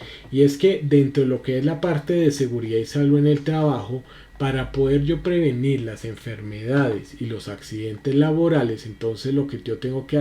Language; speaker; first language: Spanish; native; Spanish